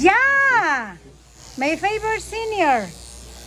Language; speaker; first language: English; non-native, learner; Spanish